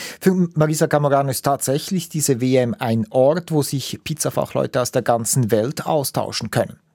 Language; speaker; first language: German; native; German